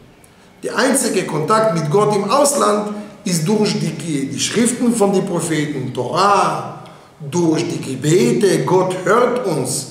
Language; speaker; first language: German; non-native, fluent; Hebrew